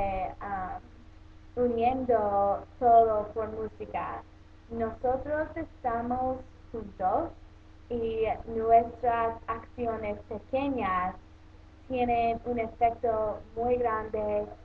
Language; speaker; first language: Spanish; non-native, learner; English